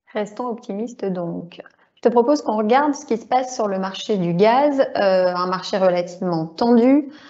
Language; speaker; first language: French; native; French